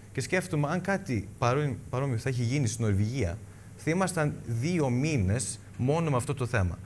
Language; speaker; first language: Greek; early bilingual, heritage; Greek